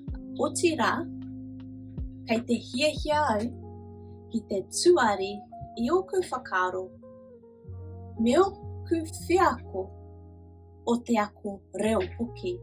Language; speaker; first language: Māori; non-native, local second language; English